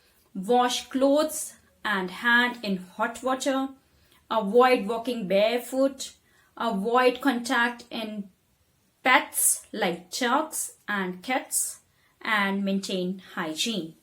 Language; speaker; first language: English; non-native, local second language; Hindi